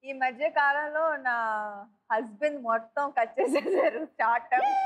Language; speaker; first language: Telugu; non-native, local second language; Tamil